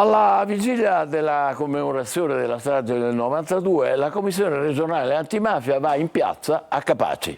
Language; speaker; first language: Italian; native; Italian